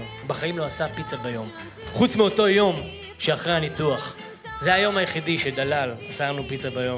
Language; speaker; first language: Hebrew; native; Hebrew